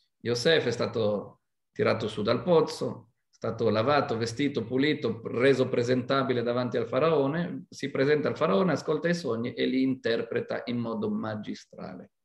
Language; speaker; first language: Italian; non-native, fluent; Hebrew